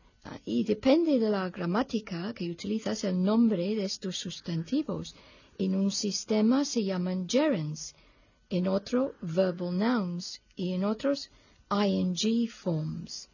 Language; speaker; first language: Spanish; non-native, fluent; English